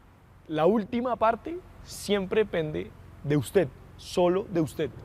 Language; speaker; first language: Spanish; native; Spanish